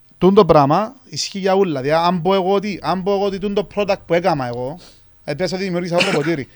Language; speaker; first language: Greek; native; Greek